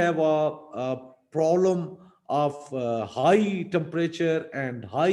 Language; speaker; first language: English; non-native, local second language; Urdu